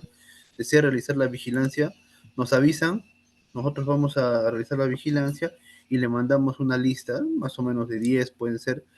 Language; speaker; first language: Spanish; native; Spanish